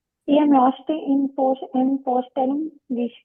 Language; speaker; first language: German; non-native, learner; Urdu